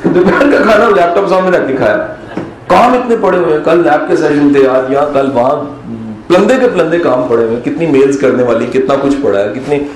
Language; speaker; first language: Urdu; non-native, local second language; Punjabi